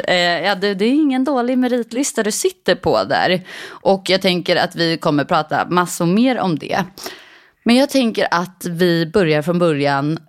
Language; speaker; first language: Swedish; native; Swedish